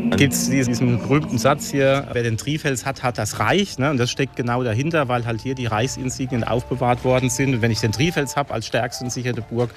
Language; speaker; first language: German; native; German